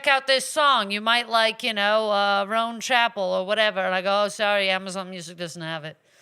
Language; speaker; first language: English; native; English